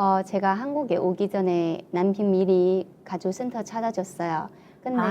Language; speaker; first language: Korean; non-native, fluent; Chinese